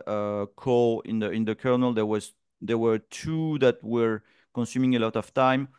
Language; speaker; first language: English; non-native, fluent; French